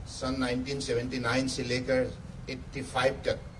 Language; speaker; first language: Hindi; non-native, local second language; Assamese